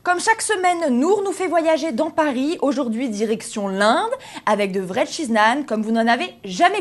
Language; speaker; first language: French; native; French